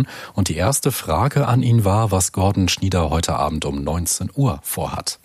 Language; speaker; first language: German; native; German